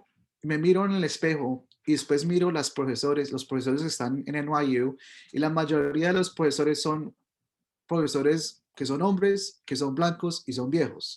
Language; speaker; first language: Spanish; early bilingual, heritage; Spanish